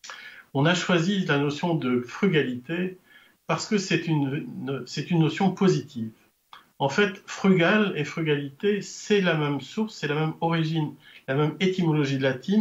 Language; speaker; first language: French; native; French